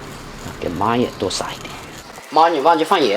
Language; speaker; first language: Chinese; native; Chinese